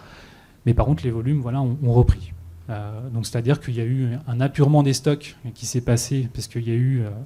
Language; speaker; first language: French; native; French